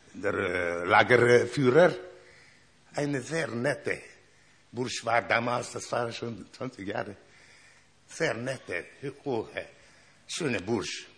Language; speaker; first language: German; non-native, learner; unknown